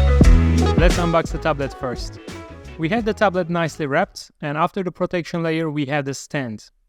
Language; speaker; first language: English; non-native, fluent; Turkish